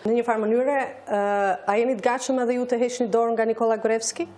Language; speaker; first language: Albanian; native; Albanian